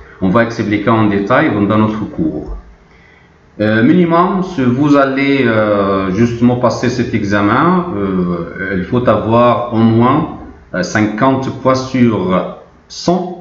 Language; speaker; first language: French; non-native, fluent; Arabic